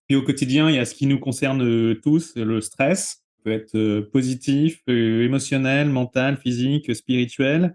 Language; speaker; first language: French; native; French